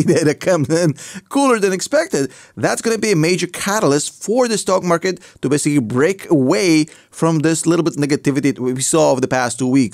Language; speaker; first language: English; native; English